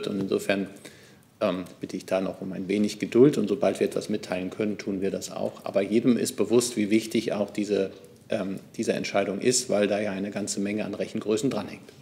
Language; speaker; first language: German; native; German